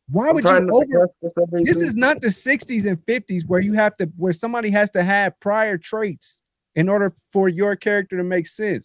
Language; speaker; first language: English; native; English